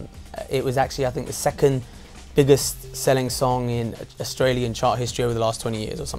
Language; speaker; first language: English; native; English